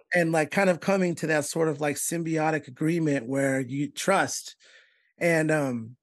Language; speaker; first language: English; native; English